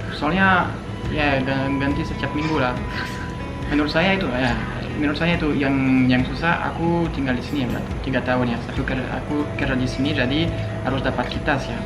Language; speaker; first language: Indonesian; non-native, fluent; French